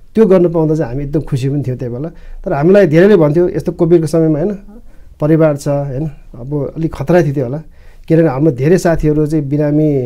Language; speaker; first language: Nepali; non-native, local second language; Eastern Tamang